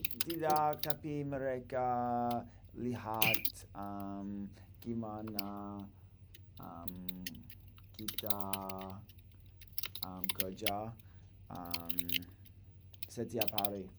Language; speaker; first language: Indonesian; non-native, learner; English